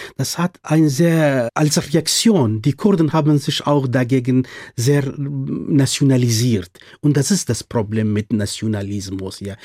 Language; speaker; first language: German; non-native, fluent; Central Kurdish